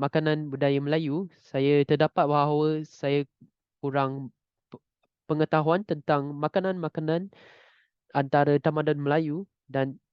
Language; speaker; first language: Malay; non-native, local second language; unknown